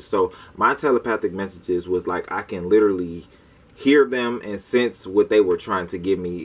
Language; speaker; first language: English; native; English